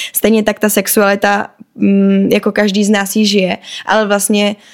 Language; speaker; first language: Czech; native; Czech